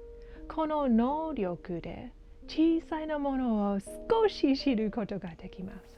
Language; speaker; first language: Japanese; non-native, learner; English